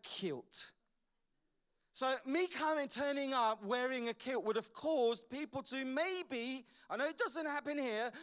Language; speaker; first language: English; native; English